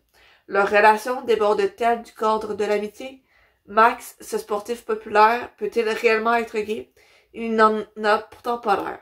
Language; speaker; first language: French; native; French